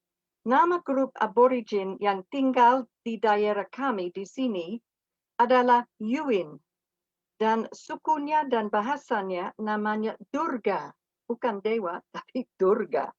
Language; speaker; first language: Indonesian; non-native, fluent; English